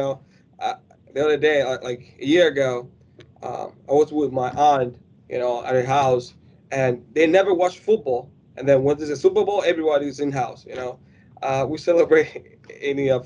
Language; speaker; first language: English; non-native, fluent; Spanish